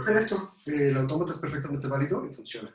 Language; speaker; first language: Spanish; native; Spanish